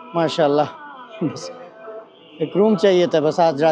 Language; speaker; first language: Hindi; non-native, learner; Bangla